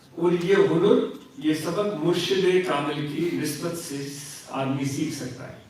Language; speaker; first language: Urdu; non-native, local second language; Sindhi